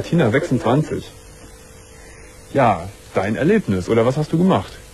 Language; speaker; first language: German; native; German